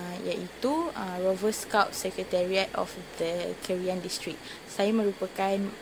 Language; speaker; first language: Malay; native; Malay